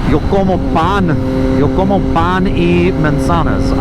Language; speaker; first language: Spanish; non-native, learner; English